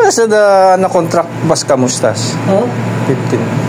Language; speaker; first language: Arabic; non-native, learner; Filipino